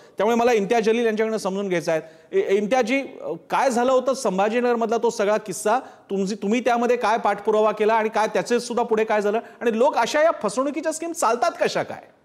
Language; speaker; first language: Marathi; native; Marathi